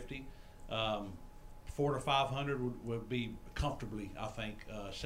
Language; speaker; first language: English; native; English